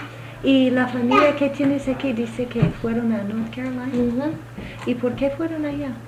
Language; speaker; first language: Spanish; non-native, fluent; English